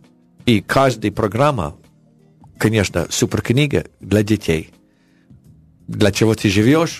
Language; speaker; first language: Russian; non-native, learner; English